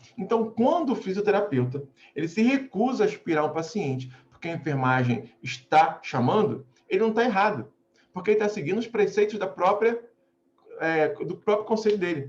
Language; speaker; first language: Portuguese; native; Portuguese